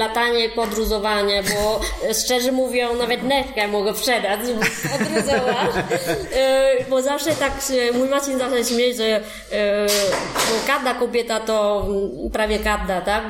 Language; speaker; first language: Polish; non-native, fluent; Vietnamese